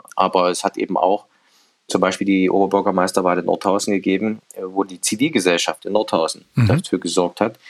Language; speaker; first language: German; native; German